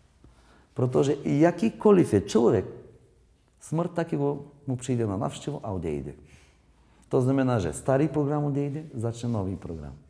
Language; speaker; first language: Czech; non-native, learner; Bulgarian